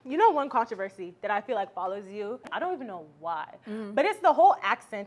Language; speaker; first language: English; native; English